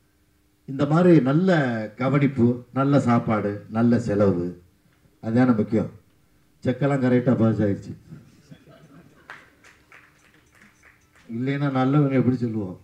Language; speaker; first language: Tamil; native; Tamil